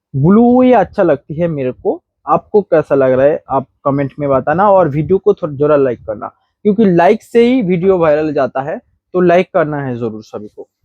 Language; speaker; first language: Hindi; non-native, local second language; Bangla